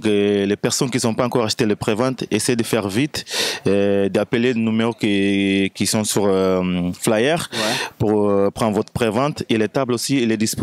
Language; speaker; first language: French; non-native, fluent; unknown